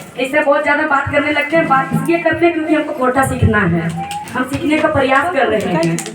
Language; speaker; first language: Hindi; native; Hindi